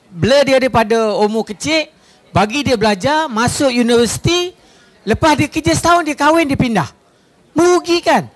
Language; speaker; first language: Malay; native; Malay